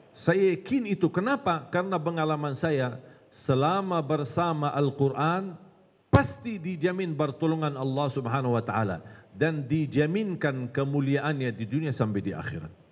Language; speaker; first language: Indonesian; non-native, fluent; Arabic